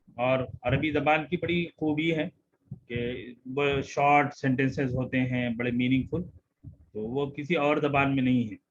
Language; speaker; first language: Urdu; native; Urdu